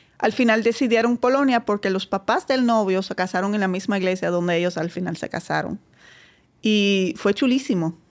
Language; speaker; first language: Spanish; non-native, fluent; Dutch